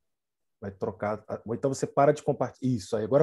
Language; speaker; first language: Portuguese; native; Portuguese